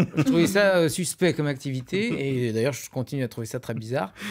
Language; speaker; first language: French; native; French